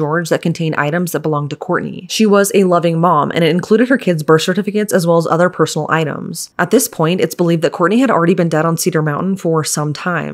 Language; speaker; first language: English; native; English